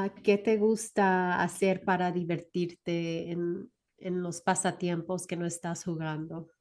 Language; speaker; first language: Spanish; early bilingual, heritage; Spanish